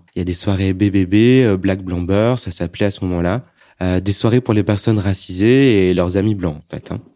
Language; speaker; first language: French; native; French